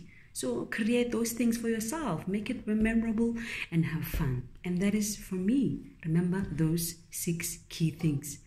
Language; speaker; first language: English; non-native, local second language; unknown